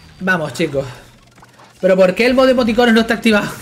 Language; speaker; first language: Spanish; native; Spanish